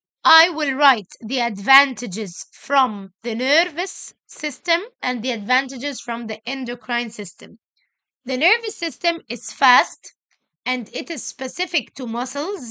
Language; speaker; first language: English; non-native, local second language; Arabic